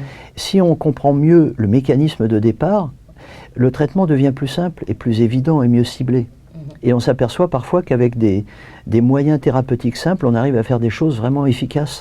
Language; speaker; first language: French; native; French